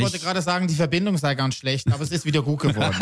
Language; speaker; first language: German; native; German